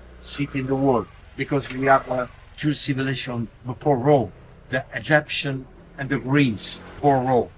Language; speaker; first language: English; non-native, learner; Italian